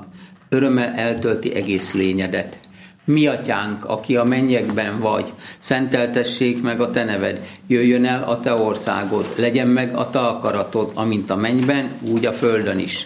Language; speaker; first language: Hungarian; native; Hungarian